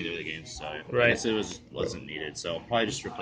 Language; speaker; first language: English; native; English